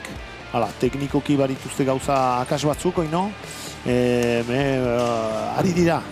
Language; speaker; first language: Basque; native; Basque